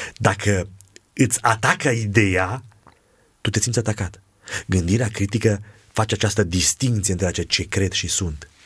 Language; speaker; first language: Romanian; native; Romanian